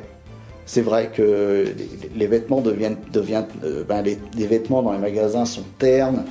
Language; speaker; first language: French; native; French